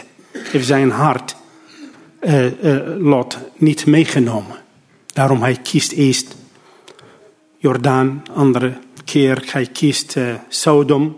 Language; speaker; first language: Dutch; non-native, learner; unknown